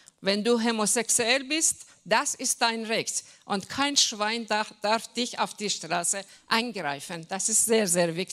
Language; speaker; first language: German; non-native, learner; Persian